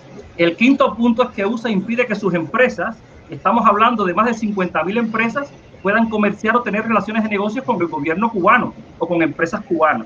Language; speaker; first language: Spanish; native; Spanish